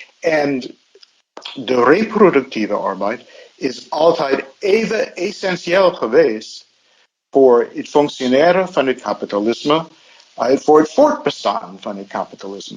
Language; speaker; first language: Dutch; non-native, fluent; English